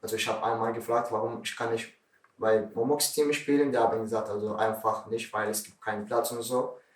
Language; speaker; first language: German; non-native, learner; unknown